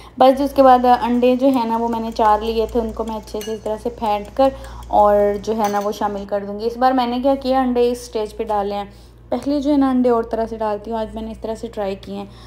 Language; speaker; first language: Urdu; native; Urdu